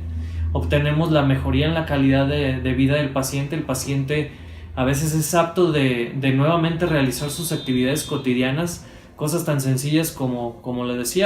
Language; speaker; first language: Spanish; native; Spanish